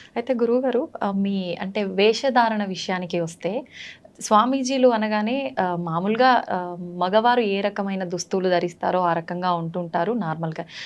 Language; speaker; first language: Telugu; native; Telugu